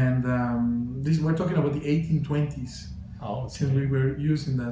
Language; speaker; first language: English; non-native, fluent; Spanish